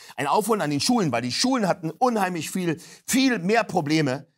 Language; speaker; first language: German; native; German